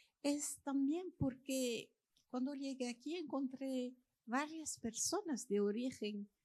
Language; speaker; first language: Spanish; non-native, fluent; French